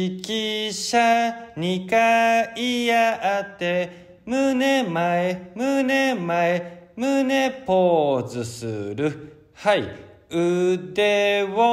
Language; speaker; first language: Japanese; native; Japanese